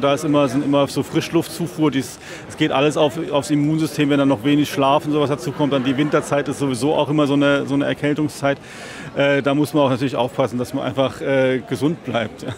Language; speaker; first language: German; native; German